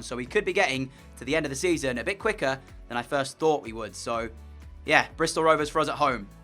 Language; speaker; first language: English; native; English